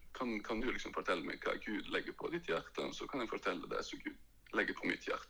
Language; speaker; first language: Norwegian; early bilingual, other home language; Latvian